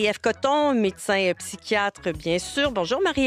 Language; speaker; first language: French; native; French